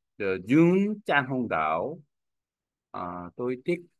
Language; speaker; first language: Vietnamese; non-native, learner; Korean